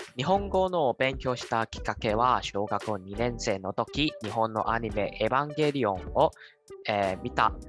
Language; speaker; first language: Japanese; non-native, learner; Cantonese